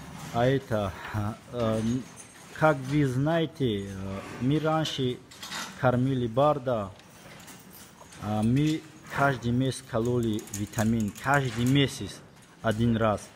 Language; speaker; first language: Russian; non-native, fluent; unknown